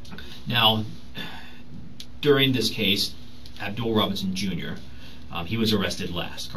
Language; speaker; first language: English; native; English